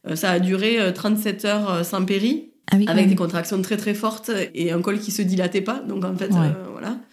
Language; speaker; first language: French; native; French